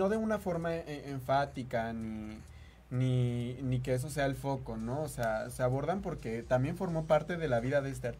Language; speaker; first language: Spanish; native; Spanish